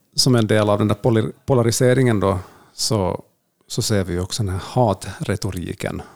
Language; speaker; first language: Swedish; native; Swedish